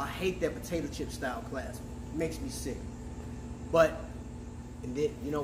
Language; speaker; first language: English; native; English